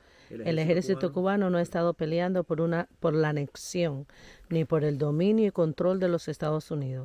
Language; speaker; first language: Spanish; native; Spanish